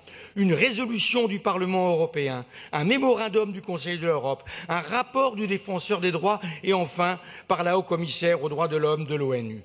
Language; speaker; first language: French; native; French